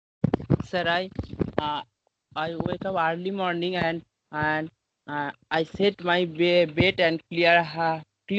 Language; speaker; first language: English; non-native, learner; Bangla